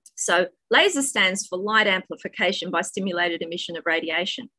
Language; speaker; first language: English; native; English